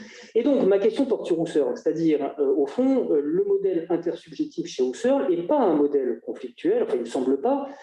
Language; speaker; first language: French; native; French